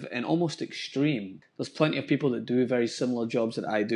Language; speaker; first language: English; native; English